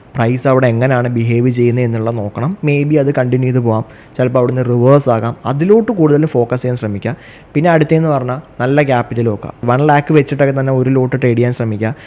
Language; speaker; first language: Malayalam; native; Malayalam